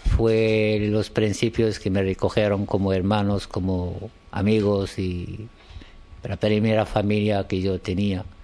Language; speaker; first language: Spanish; non-native, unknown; Arabic